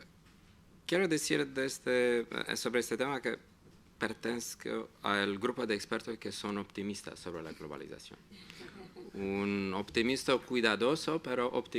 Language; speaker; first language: Spanish; non-native, fluent; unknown